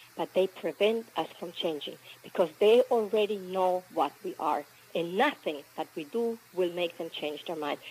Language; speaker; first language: English; early bilingual, other home language; Spanish